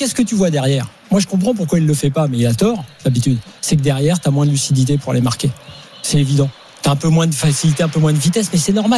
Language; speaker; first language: French; native; French